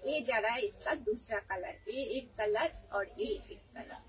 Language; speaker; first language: Hindi; non-native, local second language; Bangla